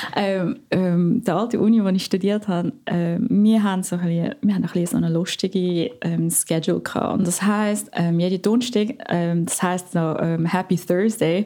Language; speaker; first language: German; non-native, fluent; Filipino